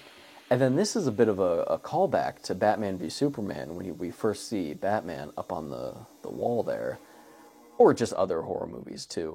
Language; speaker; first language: English; native; English